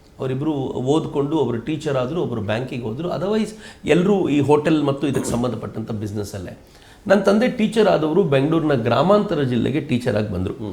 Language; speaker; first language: Kannada; native; Kannada